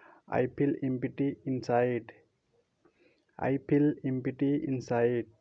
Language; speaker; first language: English; non-native, local second language; Odia